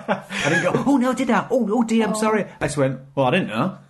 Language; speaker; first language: English; native; English